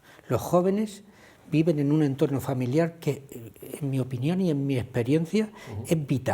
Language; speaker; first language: Spanish; native; Spanish